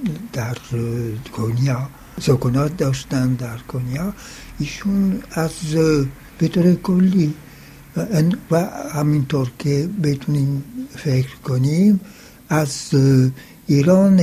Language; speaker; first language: Persian; non-native, fluent; French